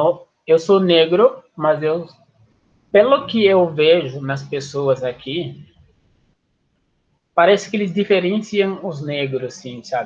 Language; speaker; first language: Portuguese; non-native, fluent; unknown